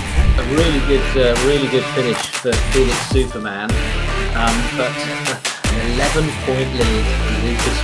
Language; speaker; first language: English; native; English